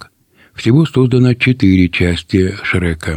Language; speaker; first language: Russian; native; Russian